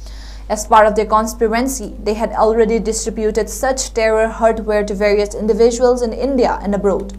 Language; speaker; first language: English; non-native, local second language; Manipuri